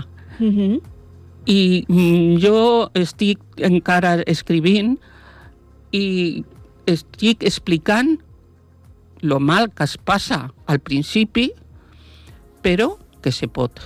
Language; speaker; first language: Catalan; non-native, local second language; Spanish